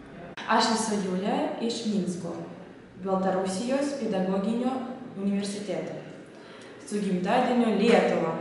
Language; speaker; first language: Lithuanian; non-native, learner; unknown